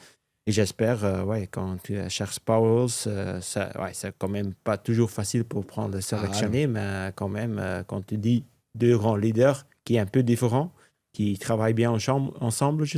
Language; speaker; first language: French; non-native, local second language; Dutch